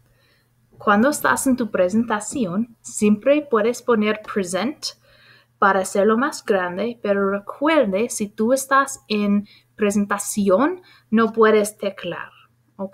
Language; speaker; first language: Spanish; non-native, fluent; English